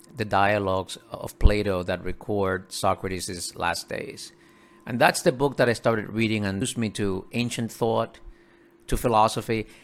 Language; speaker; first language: English; early bilingual, other home language; Spanish